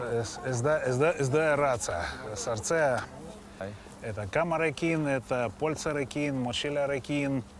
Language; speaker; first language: Basque; non-native, learner; Russian